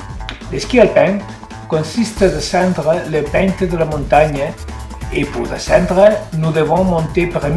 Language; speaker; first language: French; non-native, learner; Spanish